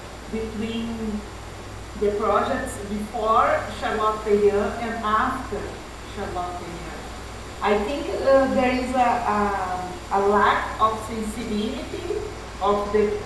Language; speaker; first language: English; non-native, fluent; Portuguese